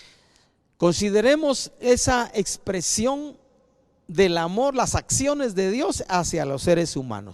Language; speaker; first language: Spanish; native; Spanish